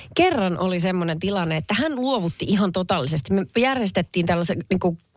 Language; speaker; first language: Finnish; native; Finnish